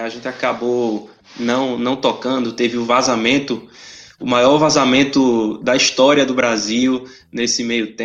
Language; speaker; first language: Portuguese; native; Portuguese